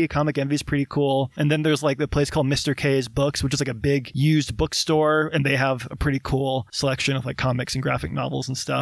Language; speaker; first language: English; native; English